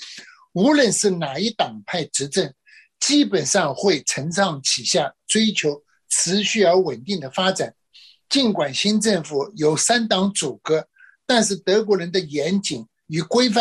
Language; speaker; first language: Chinese; native; Chinese